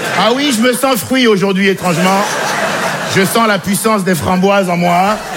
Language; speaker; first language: French; native; French